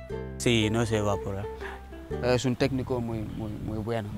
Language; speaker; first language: Spanish; non-native, learner; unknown